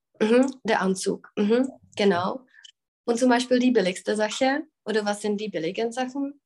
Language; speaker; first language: German; non-native, fluent; Czech